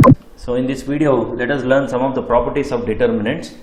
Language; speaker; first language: English; non-native, local second language; Kannada